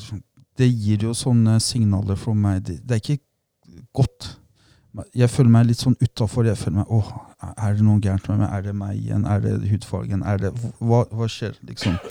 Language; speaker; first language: Norwegian; non-native, fluent; Persian